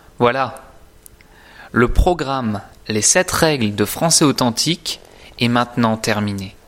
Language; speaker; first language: French; native; French